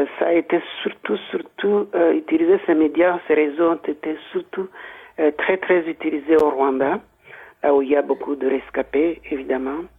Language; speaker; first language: French; non-native, local second language; Kinyarwanda